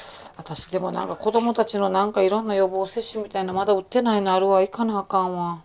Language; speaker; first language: Japanese; native; Japanese